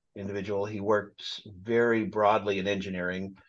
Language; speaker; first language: English; native; English